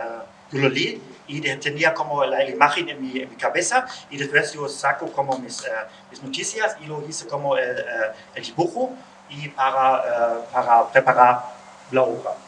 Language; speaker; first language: Spanish; non-native, learner; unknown